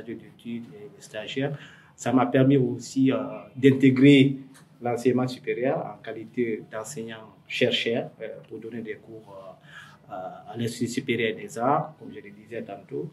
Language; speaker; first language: French; non-native, local second language; Fula